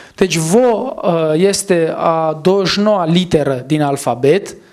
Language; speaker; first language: Romanian; non-native, fluent; Armenian